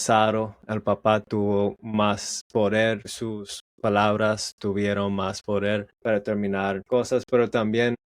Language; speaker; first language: Spanish; non-native, learner; English